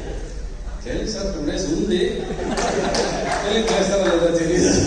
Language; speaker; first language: Telugu; non-native, local second language; Kannada